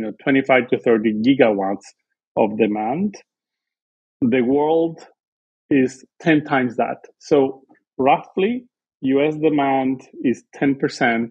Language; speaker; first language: English; non-native, fluent; Spanish